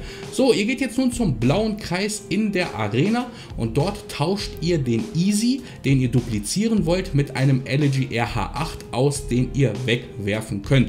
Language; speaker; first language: German; native; German